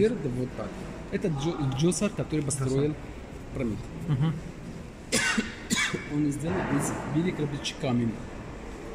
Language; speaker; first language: Russian; non-native, learner; Arabic